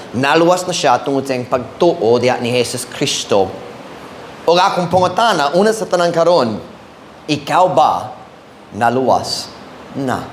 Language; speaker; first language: Cebuano; non-native, fluent; English